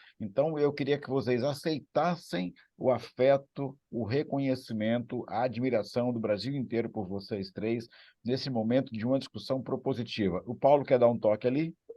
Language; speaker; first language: Portuguese; native; Portuguese